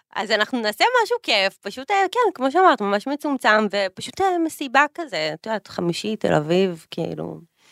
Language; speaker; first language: Hebrew; native; Hebrew